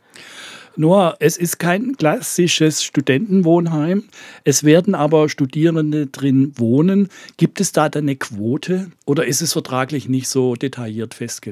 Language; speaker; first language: German; native; German